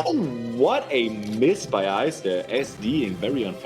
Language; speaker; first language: English; non-native, fluent; German